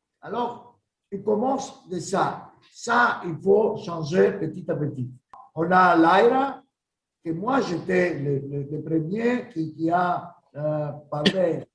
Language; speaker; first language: French; non-native, learner; Greek